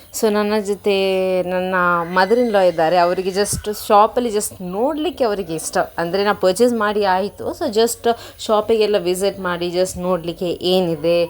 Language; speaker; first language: Kannada; non-native, local second language; Konkani